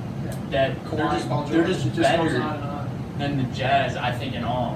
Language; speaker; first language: English; native; English